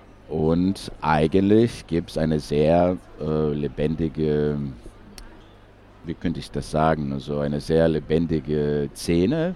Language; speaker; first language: German; non-native, fluent; English